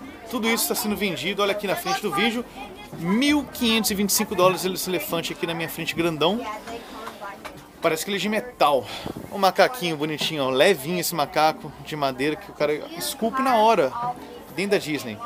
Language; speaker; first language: Portuguese; native; Portuguese